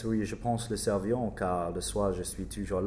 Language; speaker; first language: French; non-native, learner; English